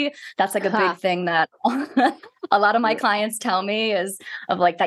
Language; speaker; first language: English; native; English